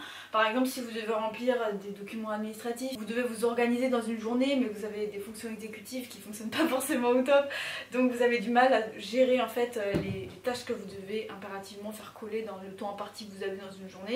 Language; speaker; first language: French; native; French